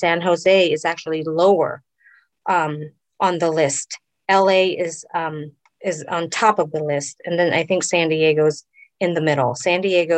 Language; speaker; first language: English; non-native, local second language; Filipino